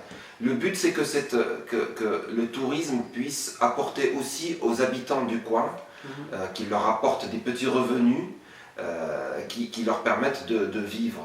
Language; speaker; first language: French; non-native, local second language; Arabic